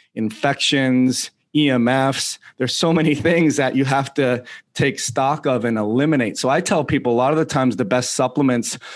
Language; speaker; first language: English; native; English